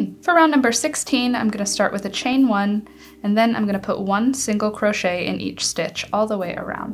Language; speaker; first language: English; native; English